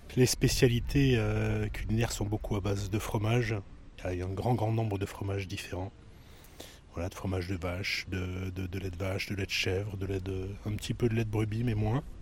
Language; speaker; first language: French; native; French